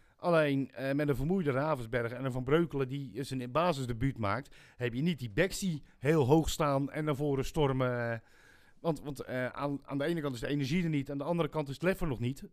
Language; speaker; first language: Dutch; native; Dutch